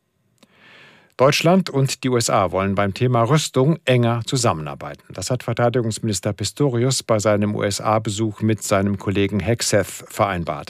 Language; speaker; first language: German; native; German